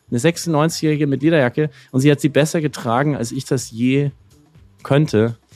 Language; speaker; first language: German; native; German